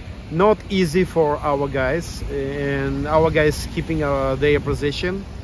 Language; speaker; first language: English; non-native, fluent; Ukrainian